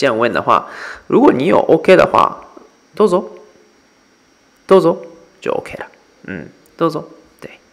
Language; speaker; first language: Chinese; non-native, fluent; Japanese